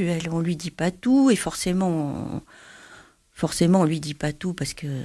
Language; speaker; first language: French; native; French